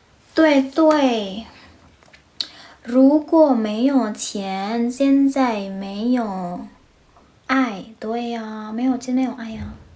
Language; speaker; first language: Chinese; non-native, learner; Indonesian